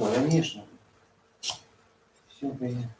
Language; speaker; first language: Russian; native; Russian